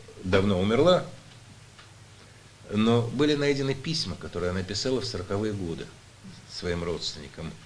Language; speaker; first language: Russian; native; Russian